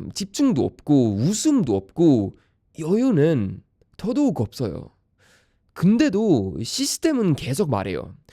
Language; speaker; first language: Korean; non-native, fluent; Swedish